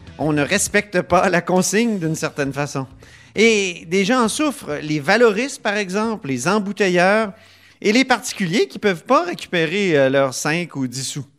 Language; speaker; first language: French; native; French